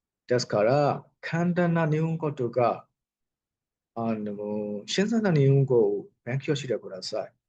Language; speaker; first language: Japanese; non-native, learner; Burmese